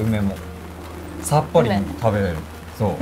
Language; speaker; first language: Japanese; native; Japanese